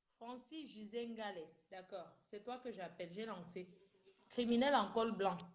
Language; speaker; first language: French; native; French